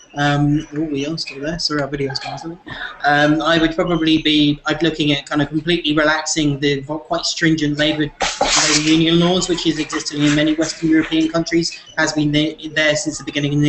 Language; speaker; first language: English; native; English